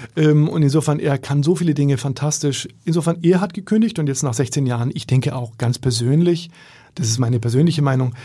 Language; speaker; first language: German; native; German